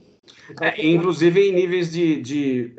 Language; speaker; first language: Portuguese; native; Portuguese